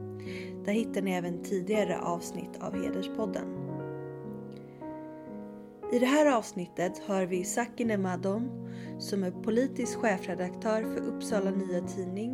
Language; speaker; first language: Swedish; native; Swedish